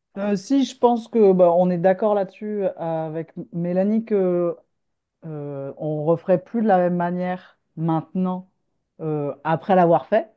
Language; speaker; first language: French; native; French